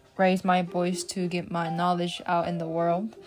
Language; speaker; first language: English; non-native, fluent; Japanese